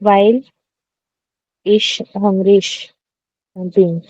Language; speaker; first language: German; non-native, learner; Hindi